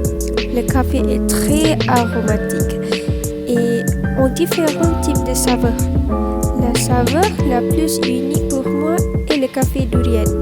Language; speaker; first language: French; non-native, learner; Malay